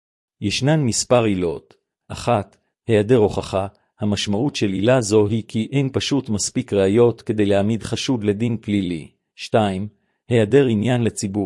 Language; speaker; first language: Hebrew; native; Hebrew